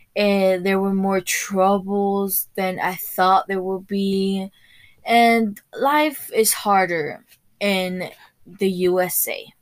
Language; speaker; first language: English; early bilingual, other home language; Spanish